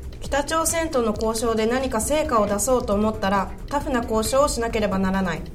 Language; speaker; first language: Japanese; native; Japanese